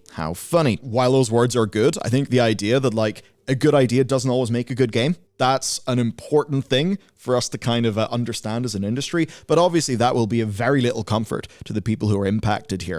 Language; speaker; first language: English; native; English